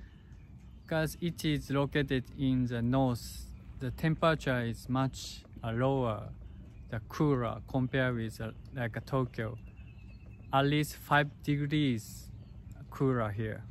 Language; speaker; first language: English; non-native, learner; Japanese